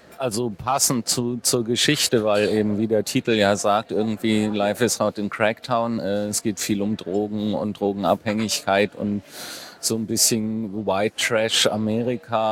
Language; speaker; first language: German; native; German